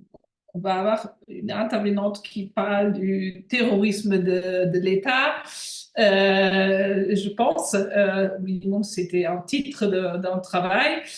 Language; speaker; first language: French; non-native, fluent; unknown